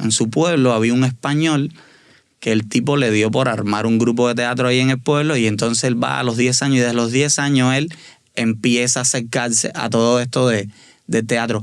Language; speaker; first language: Spanish; native; Spanish